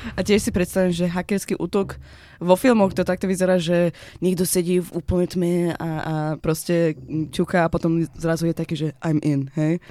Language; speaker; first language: Slovak; non-native, fluent; Persian